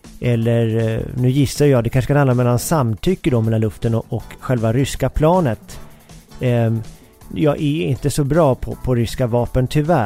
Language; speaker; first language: Swedish; native; Swedish